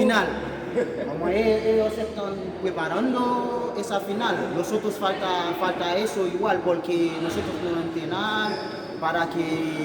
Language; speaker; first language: Spanish; non-native, learner; Haitian Creole